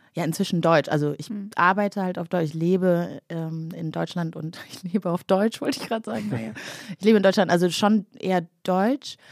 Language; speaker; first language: German; early bilingual, other home language; Kinyarwanda